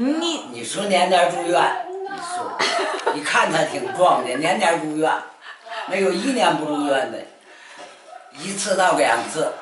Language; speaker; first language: Chinese; native; Chinese